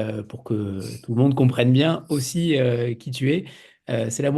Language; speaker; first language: French; native; French